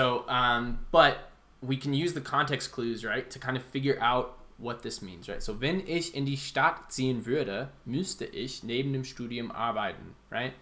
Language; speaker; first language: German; non-native, fluent; English